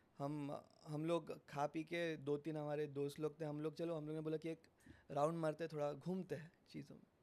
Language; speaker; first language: Hindi; non-native, local second language; Marathi